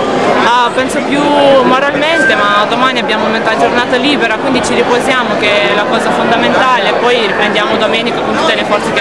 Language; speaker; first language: Italian; non-native, fluent; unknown